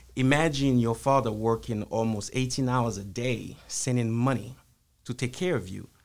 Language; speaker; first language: English; early bilingual, other home language; Haitian Creole